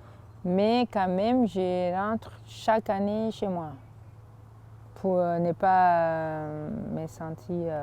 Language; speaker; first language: French; non-native, fluent; Swahili